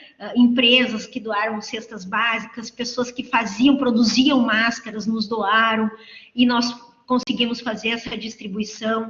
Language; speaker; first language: Portuguese; native; Portuguese